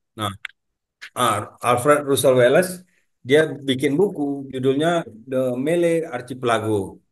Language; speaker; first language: Indonesian; native; Indonesian